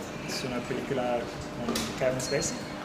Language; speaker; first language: Spanish; non-native, learner; English